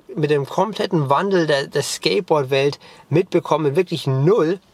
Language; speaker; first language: German; native; German